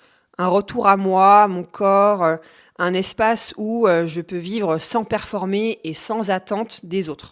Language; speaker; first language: French; native; French